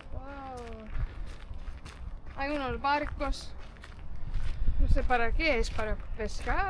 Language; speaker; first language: Spanish; non-native, fluent; Estonian